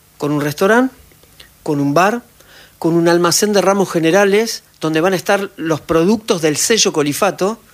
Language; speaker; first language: Spanish; native; Spanish